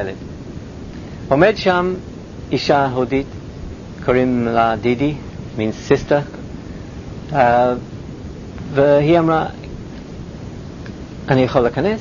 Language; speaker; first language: Hebrew; non-native, fluent; English